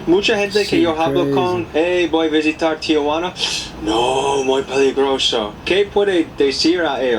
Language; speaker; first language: Spanish; non-native, learner; English